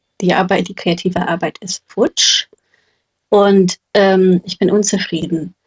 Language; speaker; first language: German; non-native, fluent; English